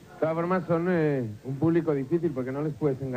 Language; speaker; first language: Spanish; native; Spanish